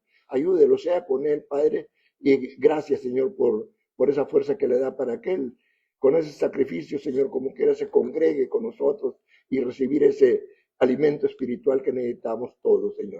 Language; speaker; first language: Spanish; native; Spanish